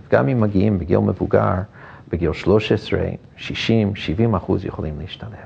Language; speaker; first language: Hebrew; non-native, fluent; English